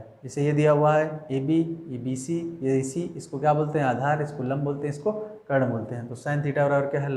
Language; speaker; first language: Hindi; native; Hindi